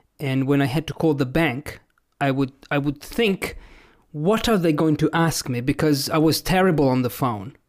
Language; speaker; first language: English; non-native, fluent; Italian